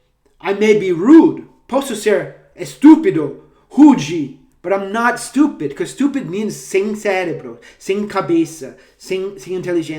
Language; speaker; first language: Portuguese; non-native, fluent; English